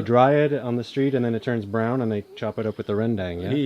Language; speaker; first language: English; native; English